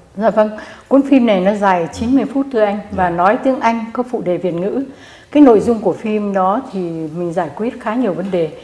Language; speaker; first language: Vietnamese; native; Vietnamese